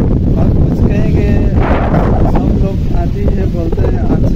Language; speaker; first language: Hindi; non-native, local second language; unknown